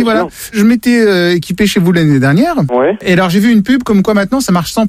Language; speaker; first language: French; native; French